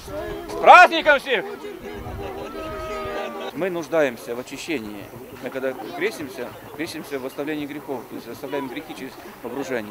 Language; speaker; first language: Russian; native; Russian